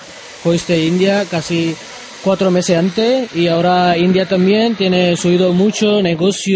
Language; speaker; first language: Spanish; non-native, learner; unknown